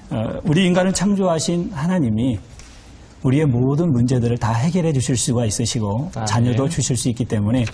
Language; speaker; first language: Korean; native; Korean